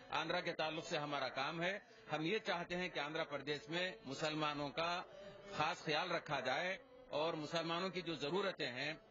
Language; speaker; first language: Urdu; native; Urdu